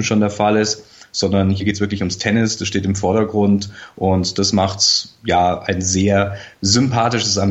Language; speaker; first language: German; native; German